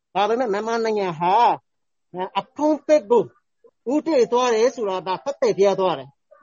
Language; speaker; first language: Burmese; non-native, local second language; Rohingya